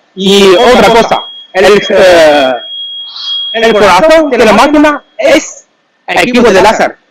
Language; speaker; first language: Spanish; non-native, learner; Chinese